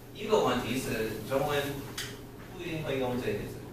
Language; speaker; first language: Chinese; non-native, fluent; English